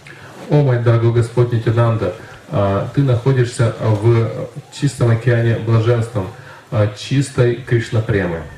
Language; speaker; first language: Russian; native; Russian